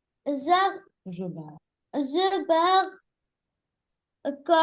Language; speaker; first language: French; non-native, learner; Arabic